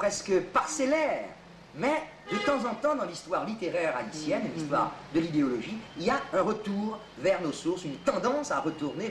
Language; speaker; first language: French; native; French